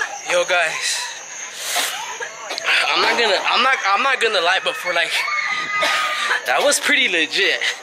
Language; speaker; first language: English; early bilingual, other home language; Spanish